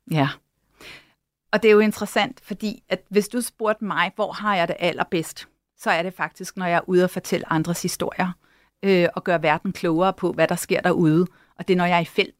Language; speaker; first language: Danish; native; Danish